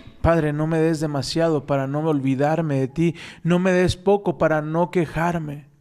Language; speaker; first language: Spanish; native; Spanish